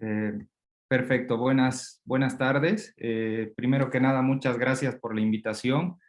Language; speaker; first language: Spanish; native; Spanish